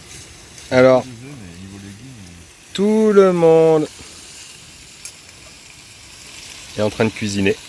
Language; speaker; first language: French; native; French